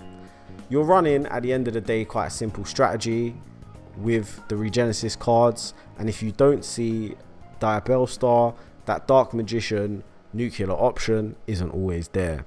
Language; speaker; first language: English; native; English